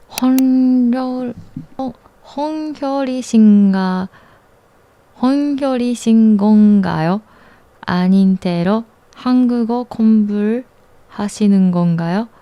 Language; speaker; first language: Korean; non-native, learner; Japanese